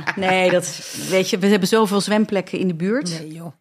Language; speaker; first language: Dutch; native; Dutch